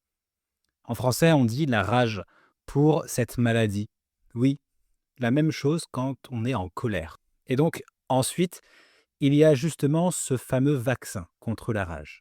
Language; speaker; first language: French; native; French